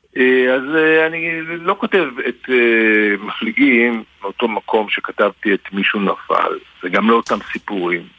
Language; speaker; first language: Hebrew; native; Hebrew